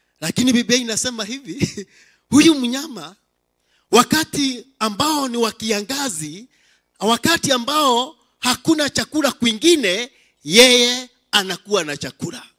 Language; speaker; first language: Swahili; non-native, local second language; Kikuyu